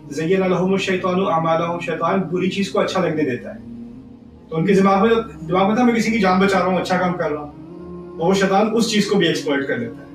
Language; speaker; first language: Urdu; early bilingual, heritage; Urdu